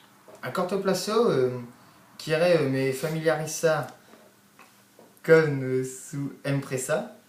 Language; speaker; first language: Spanish; non-native, learner; French